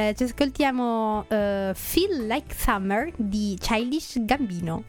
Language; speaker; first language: Italian; native; Italian